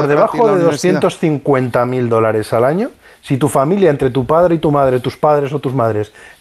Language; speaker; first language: Spanish; native; Spanish